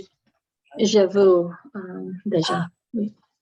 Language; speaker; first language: French; non-native, learner; English